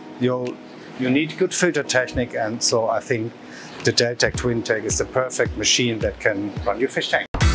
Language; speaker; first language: English; non-native, fluent; German